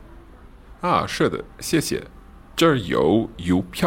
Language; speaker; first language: Chinese; non-native, learner; English